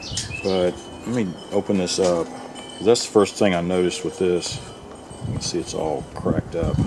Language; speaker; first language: English; native; English